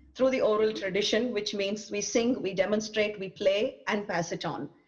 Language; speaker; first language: English; non-native, local second language; Tamil